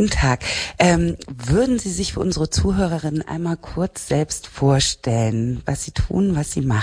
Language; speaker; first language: German; native; German